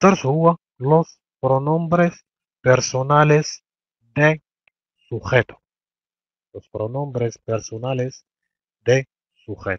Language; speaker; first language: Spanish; non-native, fluent; Arabic